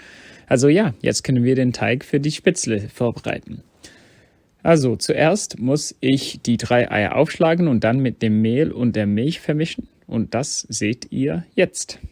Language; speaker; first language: German; non-native, fluent; English